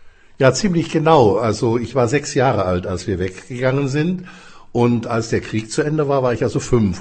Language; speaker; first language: German; native; German